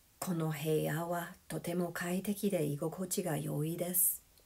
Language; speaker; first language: Japanese; non-native, fluent; English